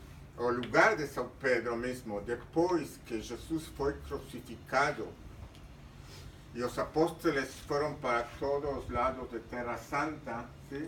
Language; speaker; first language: Portuguese; non-native, fluent; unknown